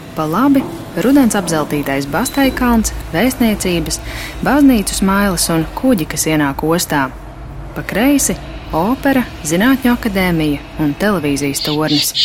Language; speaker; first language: Latvian; native; Latvian